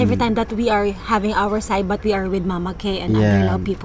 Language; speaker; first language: English; non-native, fluent; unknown